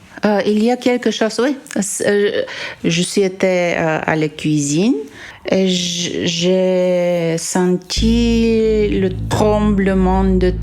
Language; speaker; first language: French; non-native, fluent; Bulgarian